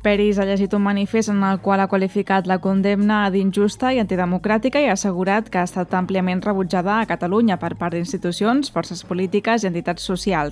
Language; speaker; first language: Catalan; native; Catalan